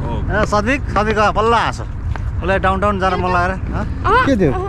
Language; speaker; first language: Nepali; native; Nepali